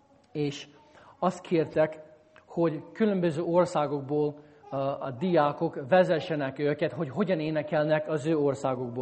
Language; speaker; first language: Hungarian; non-native, fluent; English